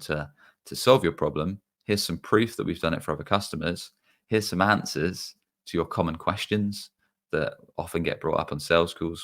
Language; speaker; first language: English; native; English